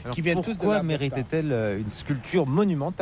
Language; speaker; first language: French; native; French